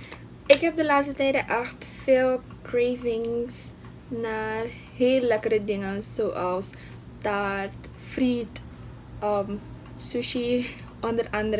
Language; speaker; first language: Dutch; non-native, local second language; Papiamento